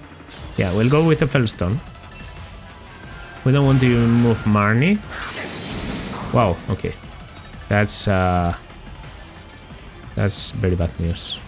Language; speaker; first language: English; non-native, fluent; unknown